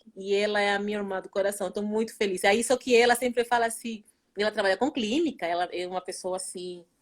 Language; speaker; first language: Portuguese; non-native, fluent; Spanish